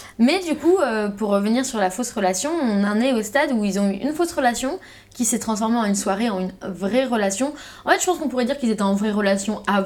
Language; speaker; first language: French; native; French